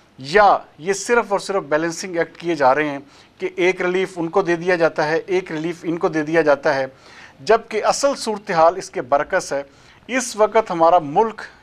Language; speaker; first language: Urdu; native; Urdu